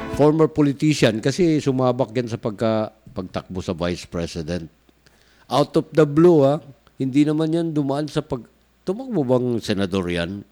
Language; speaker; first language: Filipino; non-native, local second language; Pangasinan